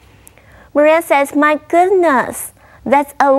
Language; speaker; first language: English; non-native, fluent; Chinese